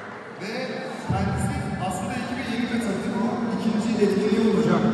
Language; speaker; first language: Turkish; native; Turkish